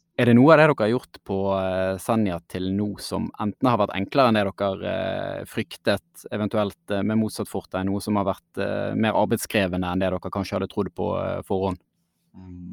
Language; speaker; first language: Norwegian; native; Norwegian